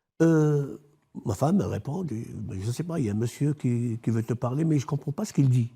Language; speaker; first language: French; non-native, local second language; Arabic